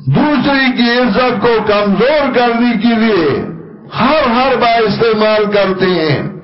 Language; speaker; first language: Urdu; non-native, local second language; Pashto